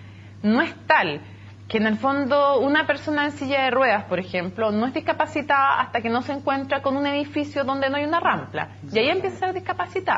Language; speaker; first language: Spanish; native; Spanish